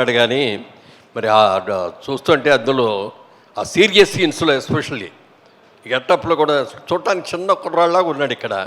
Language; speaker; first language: Telugu; native; Telugu